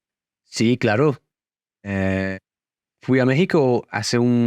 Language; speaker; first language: Spanish; non-native, fluent; English